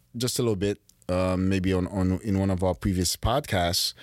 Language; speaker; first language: English; early bilingual, other home language; Haitian Creole